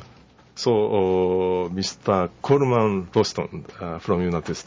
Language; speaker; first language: English; non-native, learner; Japanese